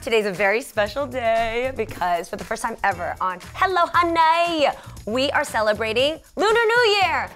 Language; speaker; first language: English; early bilingual, other home language; Vietnamese